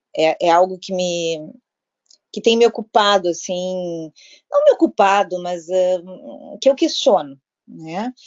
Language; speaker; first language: Portuguese; native; Portuguese